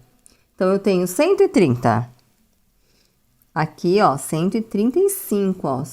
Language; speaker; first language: Portuguese; native; Portuguese